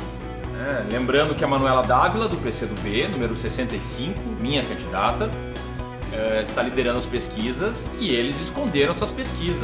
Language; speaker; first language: Portuguese; native; Portuguese